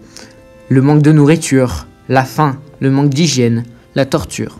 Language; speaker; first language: French; native; French